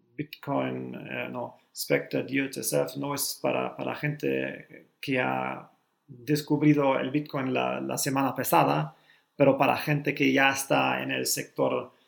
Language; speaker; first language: Spanish; non-native, learner; German